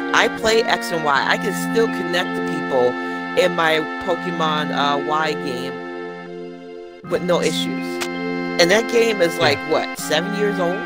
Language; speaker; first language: English; native; English